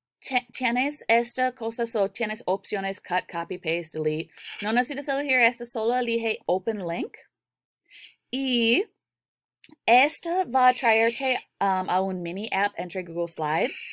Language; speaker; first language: Spanish; non-native, learner; English